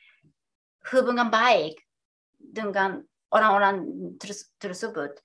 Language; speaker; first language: Indonesian; non-native, fluent; Japanese